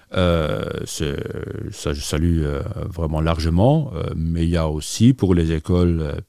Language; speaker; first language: French; native; French